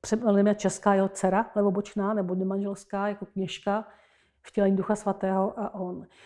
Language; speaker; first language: Czech; native; Czech